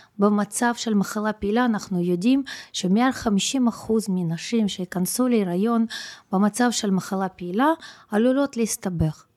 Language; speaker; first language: Hebrew; non-native, fluent; Russian